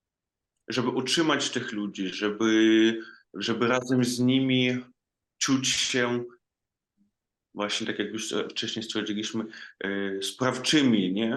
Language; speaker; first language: Polish; non-native, fluent; Ukrainian